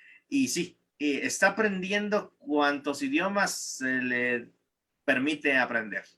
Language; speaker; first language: Spanish; native; Spanish